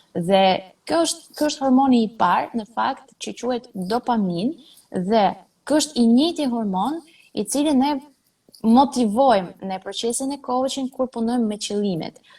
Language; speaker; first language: Albanian; non-native, fluent; Russian